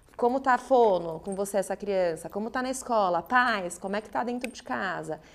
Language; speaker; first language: Portuguese; native; Portuguese